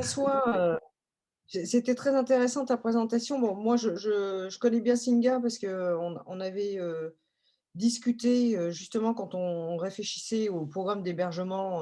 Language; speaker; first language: French; native; French